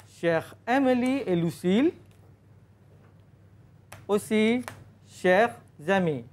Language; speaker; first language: French; non-native, fluent; Malay